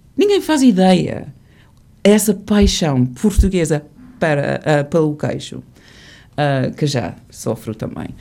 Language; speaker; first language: Portuguese; non-native, fluent; English